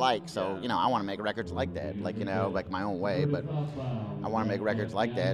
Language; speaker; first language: English; native; English